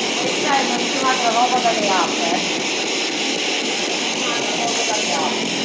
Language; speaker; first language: Italian; native; Italian